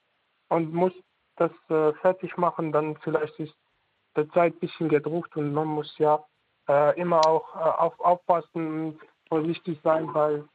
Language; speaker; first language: German; non-native, learner; Arabic